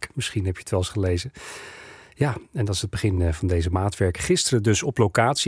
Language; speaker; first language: Dutch; native; Dutch